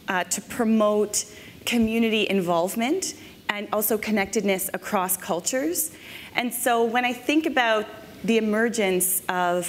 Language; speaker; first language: English; native; English